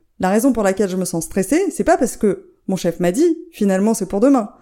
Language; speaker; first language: French; native; French